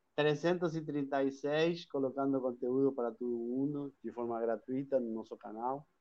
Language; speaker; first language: Portuguese; non-native, fluent; Spanish